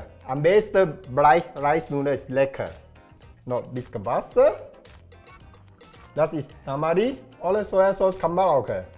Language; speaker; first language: German; non-native, learner; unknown